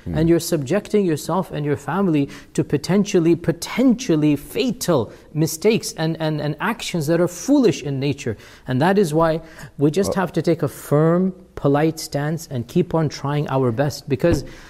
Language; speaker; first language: English; early bilingual, other home language; Urdu